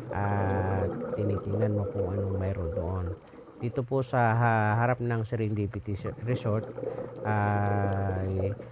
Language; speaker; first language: Filipino; native; Filipino